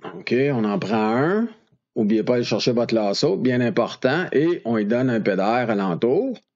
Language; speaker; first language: French; native; French